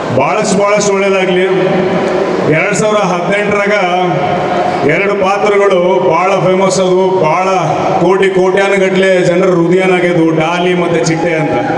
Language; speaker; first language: Kannada; native; Kannada